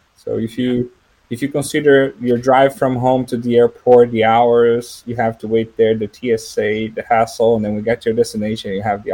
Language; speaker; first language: English; non-native, fluent; Portuguese